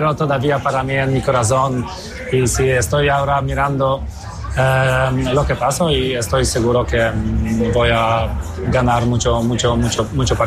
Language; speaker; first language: Spanish; non-native, fluent; Polish